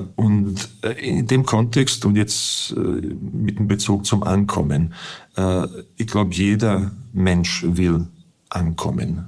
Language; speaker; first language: German; non-native, fluent; Bosnian